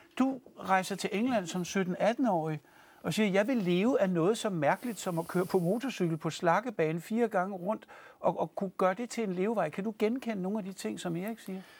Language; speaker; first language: Danish; native; Danish